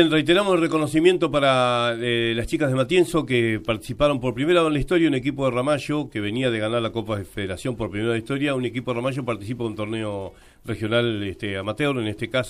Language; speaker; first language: Spanish; native; Spanish